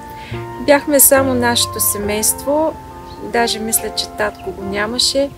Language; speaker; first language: Bulgarian; native; Bulgarian